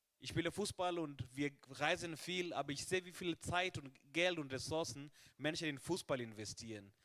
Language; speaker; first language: German; non-native, fluent; Swahili